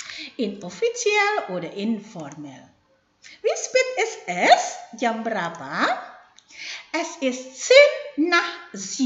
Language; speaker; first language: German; non-native, fluent; Indonesian